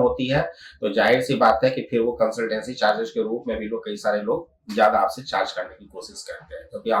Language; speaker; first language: Hindi; native; Hindi